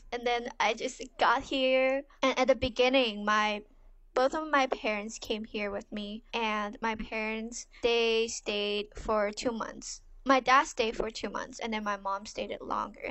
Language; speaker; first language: English; non-native, local second language; Cantonese